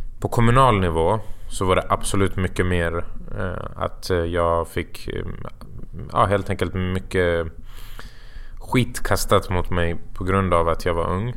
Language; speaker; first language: Swedish; early bilingual, other home language; Persian